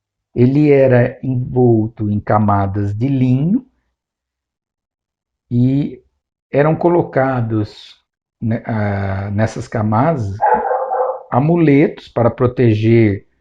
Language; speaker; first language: Portuguese; native; Portuguese